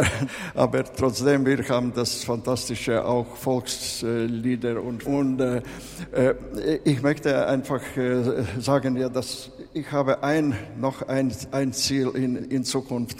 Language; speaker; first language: German; non-native, fluent; Latvian